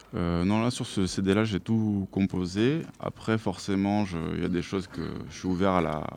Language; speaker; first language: French; native; French